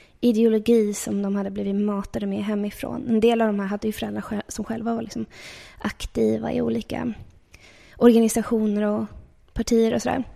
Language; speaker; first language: Swedish; early bilingual, other home language; Persian